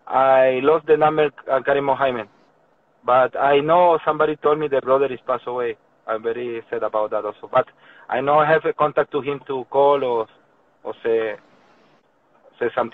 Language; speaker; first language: English; non-native, learner; Spanish